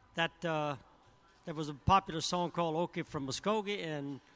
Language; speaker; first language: English; early bilingual, other home language; French